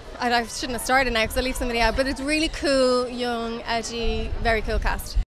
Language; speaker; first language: English; native; English